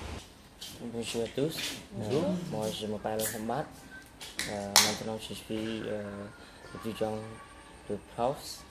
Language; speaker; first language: French; non-native, learner; Khmer